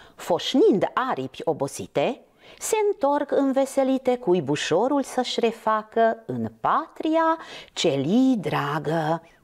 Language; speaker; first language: Romanian; non-native, local second language; Hungarian